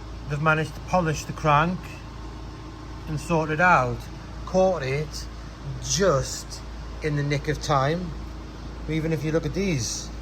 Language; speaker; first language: English; native; English